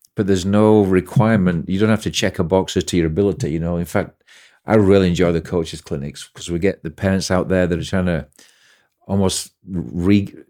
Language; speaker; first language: English; native; English